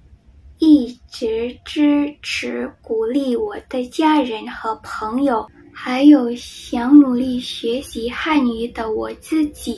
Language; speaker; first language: Chinese; non-native, fluent; Indonesian